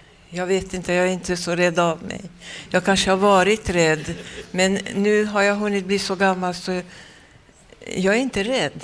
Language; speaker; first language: Swedish; non-native, fluent; Hungarian